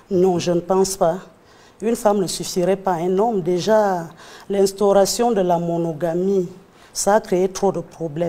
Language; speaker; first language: French; non-native, local second language; Fang